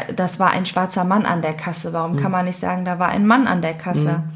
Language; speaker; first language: German; native; German